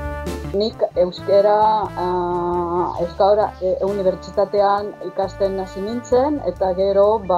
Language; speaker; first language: Basque; non-native, fluent; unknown